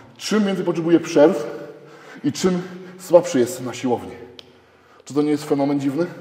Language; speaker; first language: Polish; early bilingual, heritage; Polish